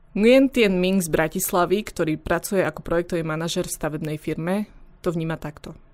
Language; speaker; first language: Slovak; early bilingual, other home language; Vietnamese